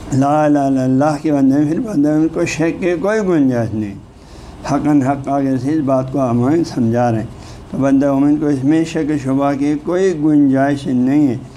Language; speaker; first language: Urdu; non-native, local second language; Balti